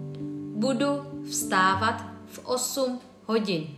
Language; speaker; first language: Czech; non-native, fluent; Vietnamese